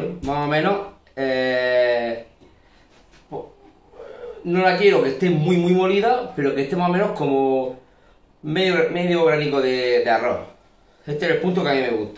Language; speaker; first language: Spanish; native; Spanish